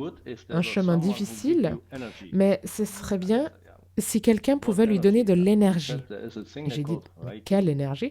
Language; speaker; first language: French; non-native, fluent; German